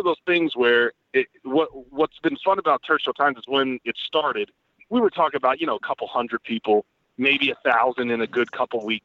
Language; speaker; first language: English; native; English